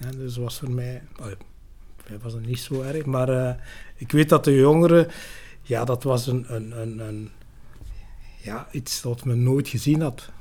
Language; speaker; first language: Dutch; early bilingual, other home language; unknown